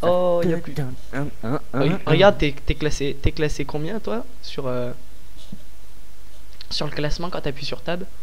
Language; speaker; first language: French; native; French